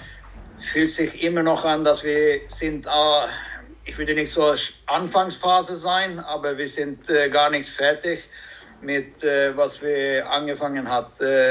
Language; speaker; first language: German; non-native, learner; Swedish